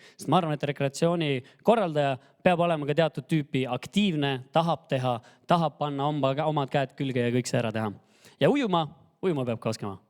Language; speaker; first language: Estonian; native; Estonian